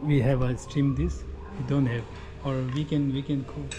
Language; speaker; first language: English; non-native, learner; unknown